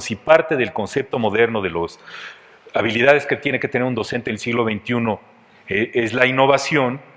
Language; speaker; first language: Spanish; native; Spanish